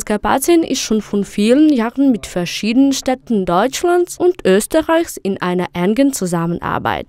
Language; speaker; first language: German; non-native, fluent; Ukrainian